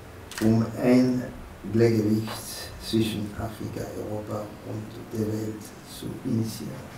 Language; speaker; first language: German; non-native, fluent; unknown